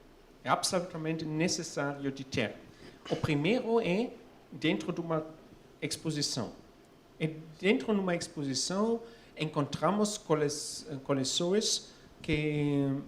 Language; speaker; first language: Portuguese; non-native, fluent; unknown